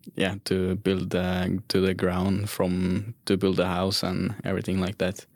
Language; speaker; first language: English; non-native, fluent; Norwegian